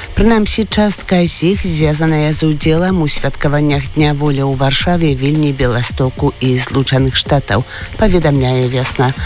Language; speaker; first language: Belarusian; native; Belarusian